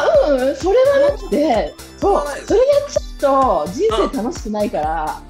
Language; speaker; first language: Japanese; native; Japanese